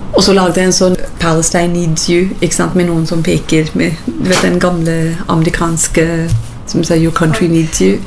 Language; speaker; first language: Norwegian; non-native, fluent; English